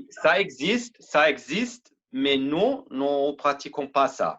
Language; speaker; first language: French; non-native, learner; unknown